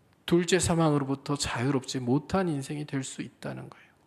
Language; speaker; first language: Korean; native; Korean